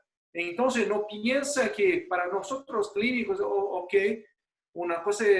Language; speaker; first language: Spanish; non-native, fluent; Portuguese